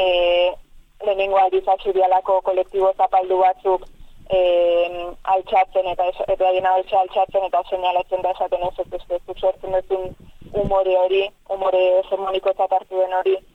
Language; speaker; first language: Basque; native; Basque